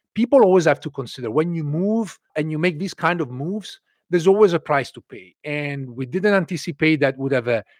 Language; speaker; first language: English; non-native, fluent; Italian